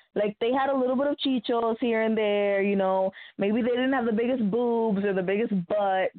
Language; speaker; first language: English; early bilingual, other home language; Spanish